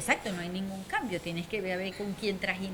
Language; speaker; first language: Spanish; native; Spanish